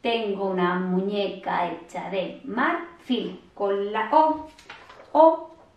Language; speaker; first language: Spanish; native; Spanish